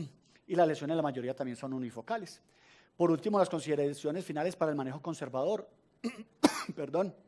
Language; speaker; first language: Spanish; native; Spanish